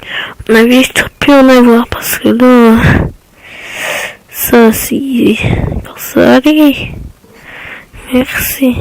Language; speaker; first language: French; native; French